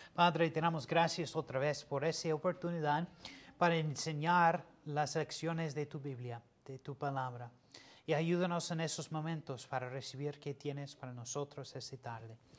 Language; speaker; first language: Spanish; non-native, fluent; English